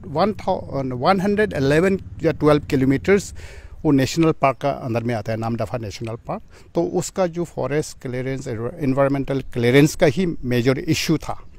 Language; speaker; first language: Hindi; non-native, local second language; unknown